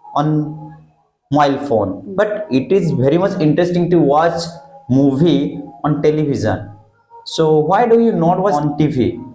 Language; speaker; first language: English; non-native, fluent; Hindi